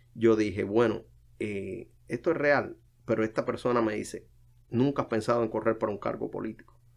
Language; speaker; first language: Spanish; native; Spanish